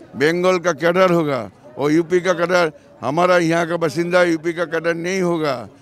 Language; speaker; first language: Hindi; non-native, local second language; Bangla